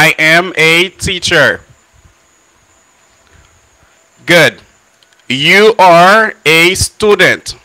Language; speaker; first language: English; non-native, fluent; Haitian Creole